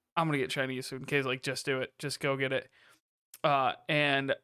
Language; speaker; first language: English; native; English